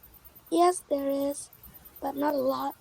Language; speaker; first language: English; non-native, learner; Vietnamese